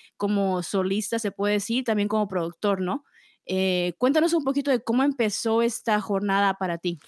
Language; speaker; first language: Spanish; early bilingual, heritage; Spanish